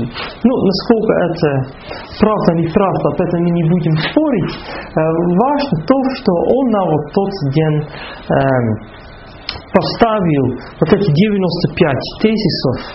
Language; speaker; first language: Russian; non-native, fluent; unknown